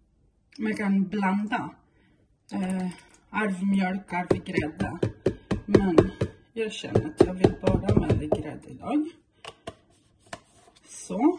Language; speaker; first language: Swedish; non-native, fluent; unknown